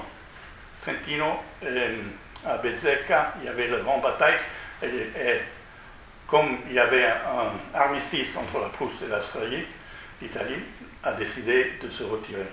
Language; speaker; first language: French; non-native, fluent; Italian